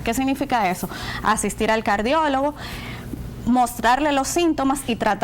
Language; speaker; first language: Spanish; native; Spanish